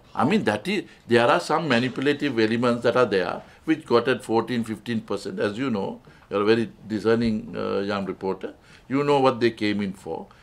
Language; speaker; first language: English; non-native, local second language; Sinhala